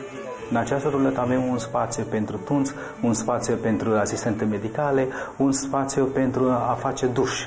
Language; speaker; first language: Romanian; non-native, learner; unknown